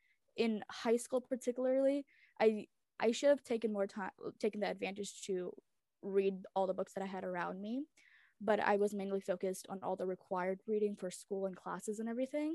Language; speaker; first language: English; early bilingual, other home language; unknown